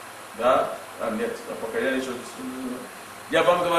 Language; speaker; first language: Russian; non-native, learner; English